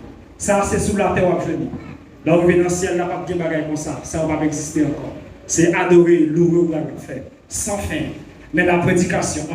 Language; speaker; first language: French; non-native, learner; Haitian Creole